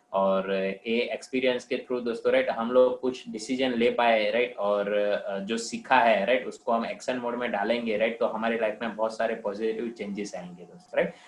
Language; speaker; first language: Hindi; non-native, local second language; Gujarati